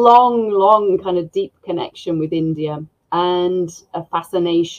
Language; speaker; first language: English; native; English